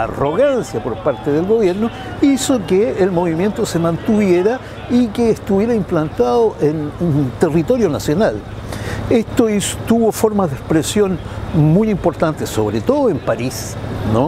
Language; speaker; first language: Spanish; native; Spanish